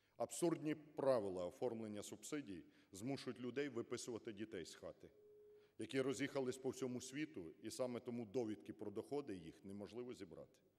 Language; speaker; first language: Ukrainian; native; Ukrainian